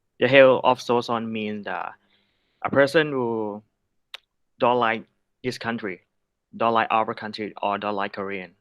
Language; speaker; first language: English; non-native, learner; Thai